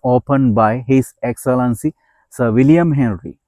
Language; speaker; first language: English; non-native, local second language; Sinhala